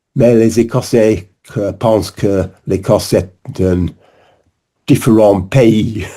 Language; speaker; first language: French; non-native, learner; English